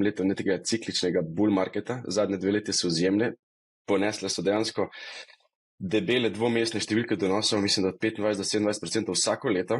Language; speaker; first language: Slovenian; native; Slovenian